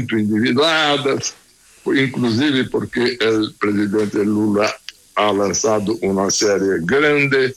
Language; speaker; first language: Spanish; non-native, learner; Portuguese